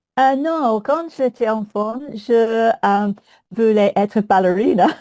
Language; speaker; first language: French; non-native, learner; English